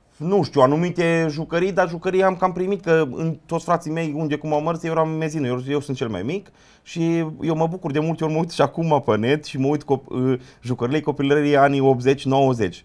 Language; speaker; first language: Romanian; native; Romanian